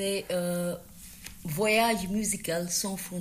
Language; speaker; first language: French; non-native, learner; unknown